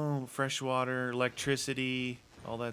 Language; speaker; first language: English; native; English